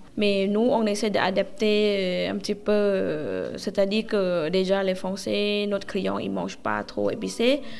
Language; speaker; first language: French; non-native, learner; Thai